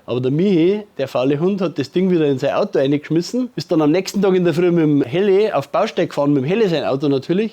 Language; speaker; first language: German; native; German